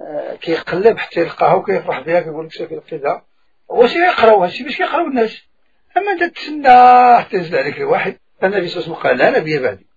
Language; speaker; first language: Arabic; native; Arabic